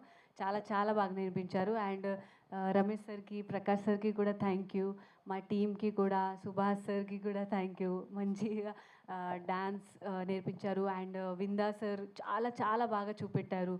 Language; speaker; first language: Telugu; non-native, fluent; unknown